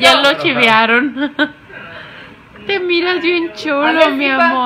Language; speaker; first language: Spanish; early bilingual, heritage; Spanish